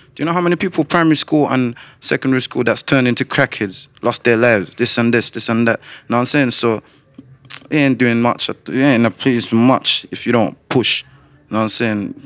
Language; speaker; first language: English; native; English